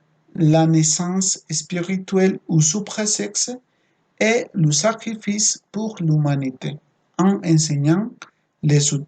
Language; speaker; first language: French; non-native, fluent; Spanish